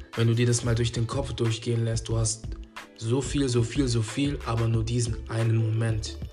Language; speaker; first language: German; native; German